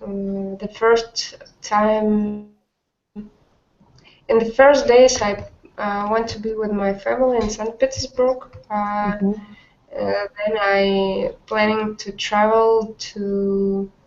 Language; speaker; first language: English; non-native, learner; Russian